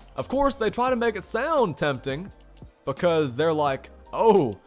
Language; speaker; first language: English; native; English